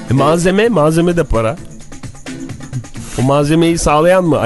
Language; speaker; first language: Turkish; native; Turkish